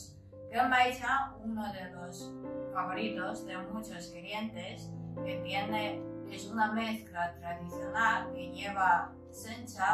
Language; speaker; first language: Spanish; non-native, learner; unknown